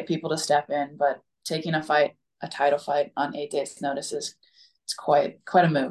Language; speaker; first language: English; native; English